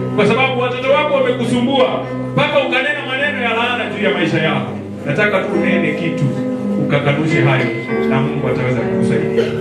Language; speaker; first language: Swahili; non-native, local second language; Luyia